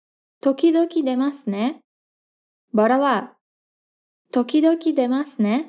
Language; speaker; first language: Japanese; non-native, fluent; Portuguese